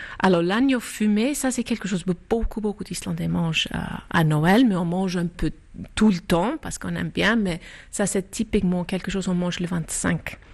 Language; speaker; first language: French; non-native, fluent; Icelandic